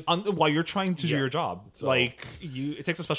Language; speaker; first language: English; native; English